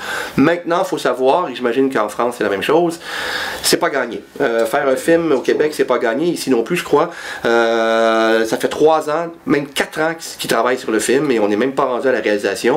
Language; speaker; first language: French; native; French